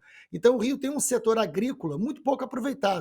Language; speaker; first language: Portuguese; native; Portuguese